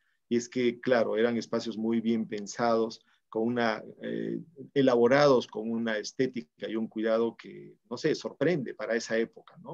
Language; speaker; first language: Spanish; native; Spanish